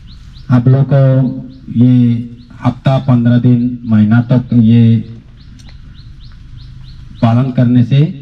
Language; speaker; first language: Hindi; non-native, local second language; Chakma